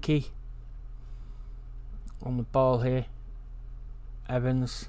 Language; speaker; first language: English; native; English